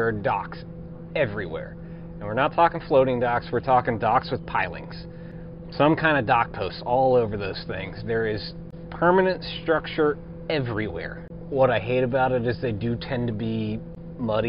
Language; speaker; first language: English; native; English